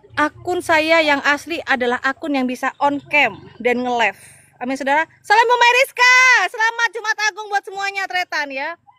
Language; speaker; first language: Indonesian; non-native, local second language; Madurese